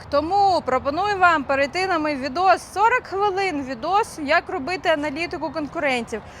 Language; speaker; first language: Ukrainian; non-native, local second language; Russian